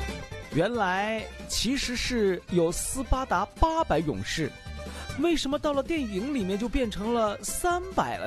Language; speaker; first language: Chinese; native; Chinese